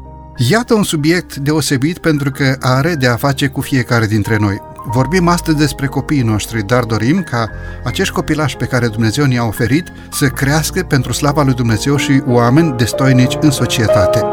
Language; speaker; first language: Romanian; native; Romanian